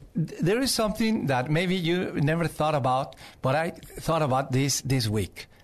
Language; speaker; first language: English; non-native, fluent; Spanish